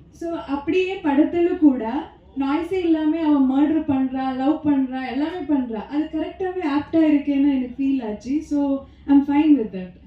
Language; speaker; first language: Tamil; non-native, local second language; Kannada